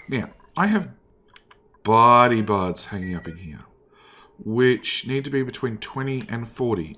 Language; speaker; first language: English; native; English